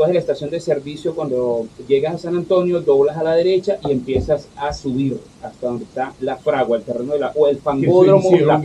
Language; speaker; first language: Spanish; native; Spanish